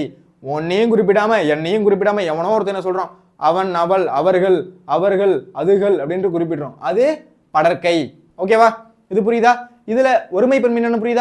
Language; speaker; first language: Tamil; native; Tamil